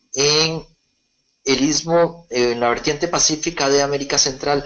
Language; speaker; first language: Spanish; native; Spanish